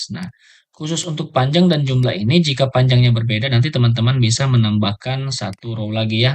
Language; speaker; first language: Indonesian; native; Indonesian